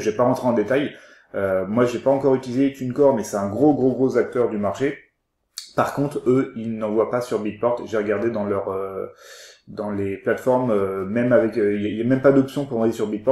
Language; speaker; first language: French; native; French